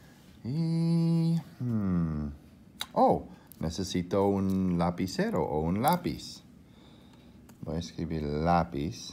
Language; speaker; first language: Spanish; non-native, fluent; English